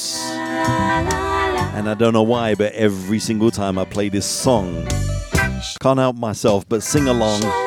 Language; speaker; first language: English; native; English